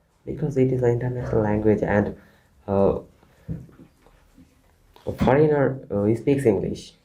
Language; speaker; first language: English; non-native, learner; Bangla